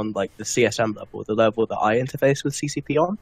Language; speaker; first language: English; native; English